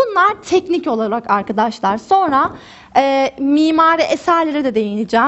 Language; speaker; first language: Turkish; native; Turkish